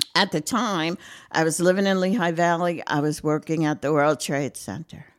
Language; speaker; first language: English; native; English